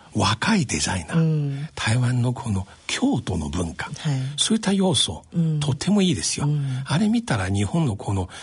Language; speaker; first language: Japanese; non-native, fluent; Chinese